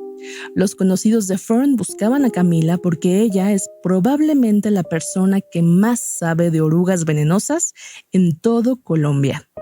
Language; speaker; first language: Spanish; native; Spanish